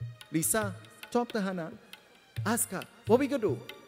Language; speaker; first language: English; native; English